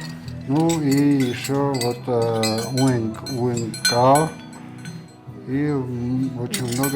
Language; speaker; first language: Russian; non-native, local second language; Armenian